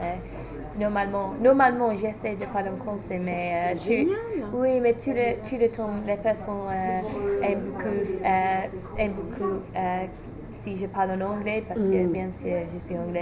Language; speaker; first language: French; non-native, fluent; English